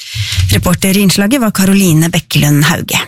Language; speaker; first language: Norwegian; native; Norwegian